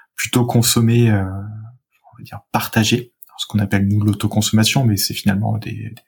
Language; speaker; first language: French; native; French